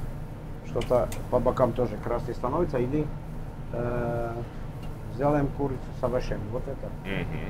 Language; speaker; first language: Russian; non-native, fluent; Armenian